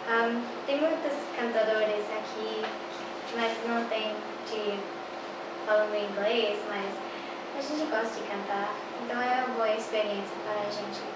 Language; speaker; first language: Portuguese; early bilingual, heritage; English